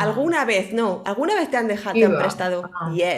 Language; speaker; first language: Spanish; native; Spanish